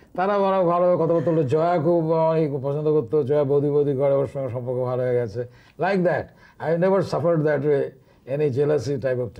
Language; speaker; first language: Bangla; native; Bangla